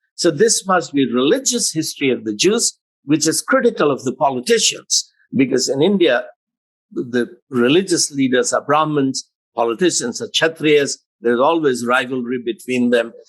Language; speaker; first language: English; non-native, local second language; Hindi